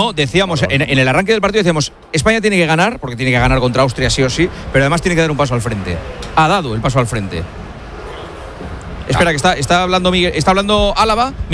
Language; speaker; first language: Spanish; native; Spanish